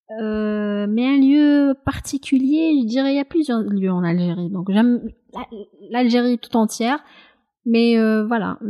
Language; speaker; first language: French; non-native, local second language; Kabyle